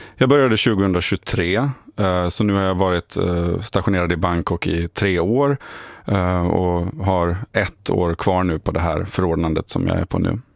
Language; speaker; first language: Swedish; native; Swedish